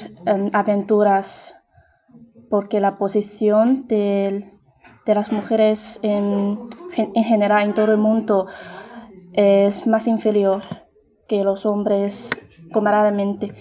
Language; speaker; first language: Spanish; non-native, fluent; Chinese